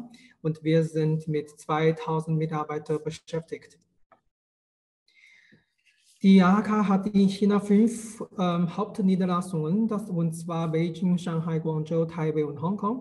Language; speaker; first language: German; non-native, fluent; Chinese